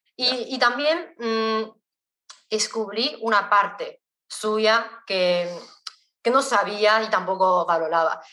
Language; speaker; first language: Spanish; non-native, fluent; Chinese